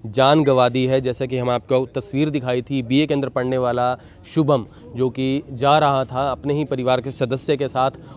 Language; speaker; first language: Hindi; native; Hindi